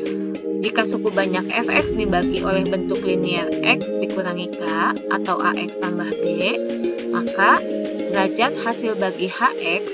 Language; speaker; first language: Indonesian; native; Indonesian